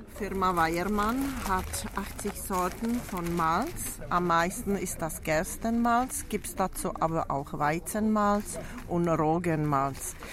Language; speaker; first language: German; non-native, fluent; Czech